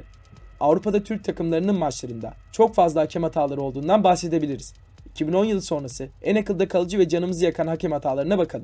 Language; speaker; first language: Turkish; native; Turkish